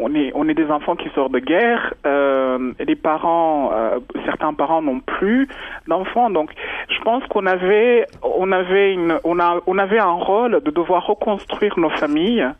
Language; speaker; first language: French; non-native, local second language; Kinyarwanda